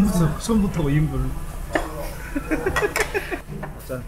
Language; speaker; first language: Korean; native; Korean